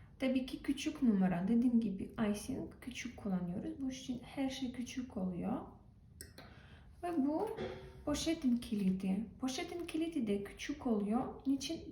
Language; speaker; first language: Turkish; non-native, learner; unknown